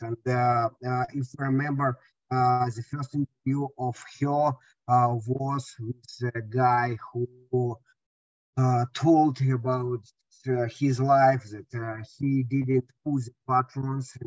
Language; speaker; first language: English; non-native, learner; Russian